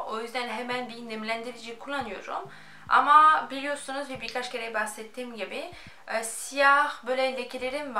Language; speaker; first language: Turkish; non-native, fluent; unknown